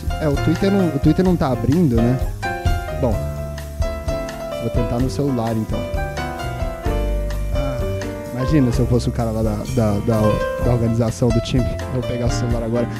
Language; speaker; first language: Portuguese; native; Portuguese